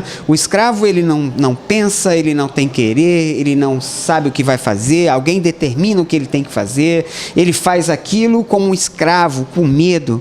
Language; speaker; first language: Portuguese; native; Portuguese